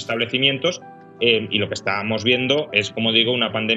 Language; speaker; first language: Spanish; native; Spanish